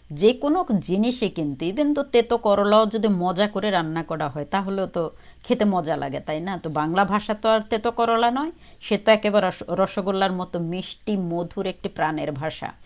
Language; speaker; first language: Bangla; native; Bangla